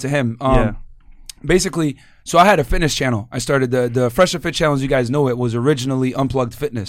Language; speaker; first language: English; native; English